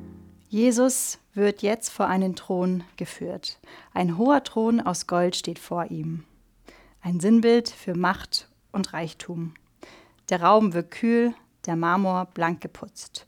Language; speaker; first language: German; native; German